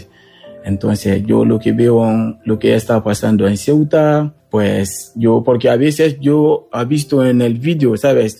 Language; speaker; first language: Spanish; non-native, learner; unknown